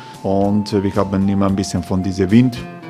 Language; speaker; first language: German; non-native, fluent; Croatian